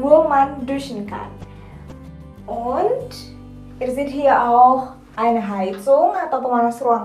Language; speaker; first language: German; non-native, learner; Indonesian